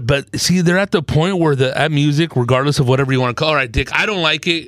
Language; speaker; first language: English; early bilingual, other home language; Spanish